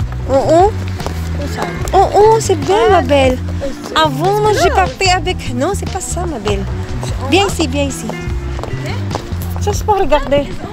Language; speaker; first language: French; non-native, learner; Filipino